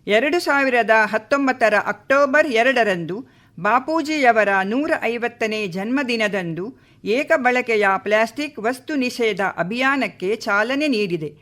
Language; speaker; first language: Kannada; native; Kannada